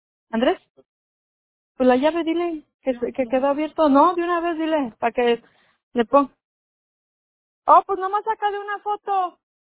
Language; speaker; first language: Spanish; native; Spanish